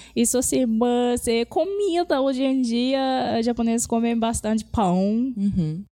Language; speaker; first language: Portuguese; non-native, fluent; Japanese